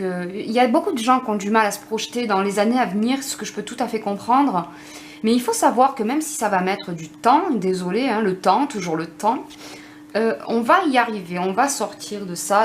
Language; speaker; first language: French; native; French